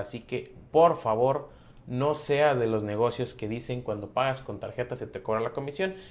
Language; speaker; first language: Spanish; native; Spanish